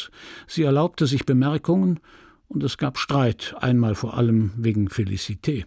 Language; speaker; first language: German; native; German